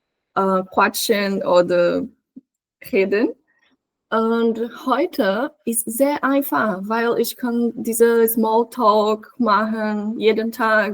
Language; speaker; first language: German; non-native, fluent; Portuguese